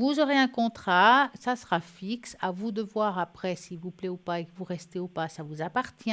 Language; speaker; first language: French; native; French